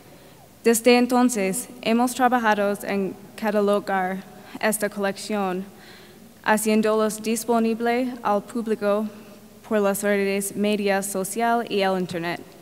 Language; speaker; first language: Spanish; non-native, fluent; English